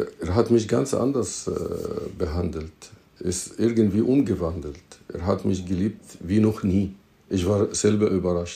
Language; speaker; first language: German; non-native, fluent; Arabic